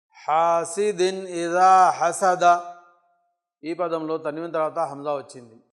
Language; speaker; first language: Telugu; non-native, local second language; Urdu